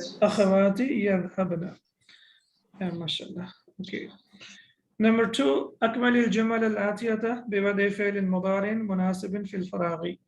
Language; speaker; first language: Arabic; non-native, fluent; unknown